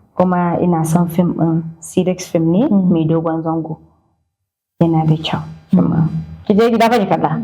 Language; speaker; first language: Hausa; non-native, local second language; Yoruba